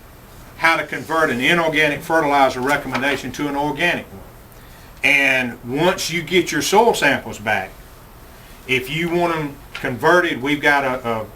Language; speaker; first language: English; native; English